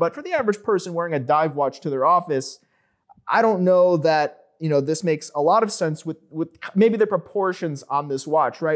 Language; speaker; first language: English; native; English